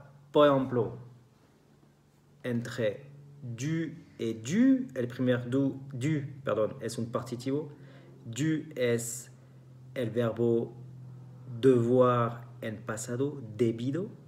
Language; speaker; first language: Spanish; non-native, fluent; French